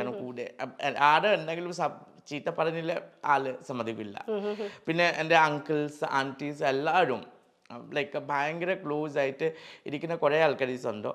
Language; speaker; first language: Malayalam; non-native, learner; Assamese